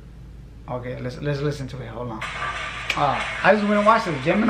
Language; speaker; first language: English; native; English